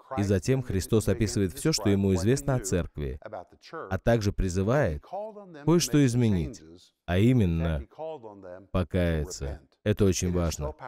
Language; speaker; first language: Russian; non-native, fluent; English